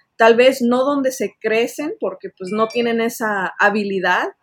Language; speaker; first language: Spanish; early bilingual, heritage; Spanish